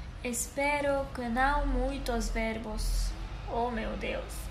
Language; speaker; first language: Portuguese; non-native, learner; Arabic